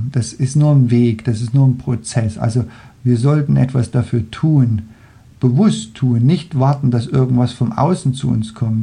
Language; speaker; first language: German; non-native, fluent; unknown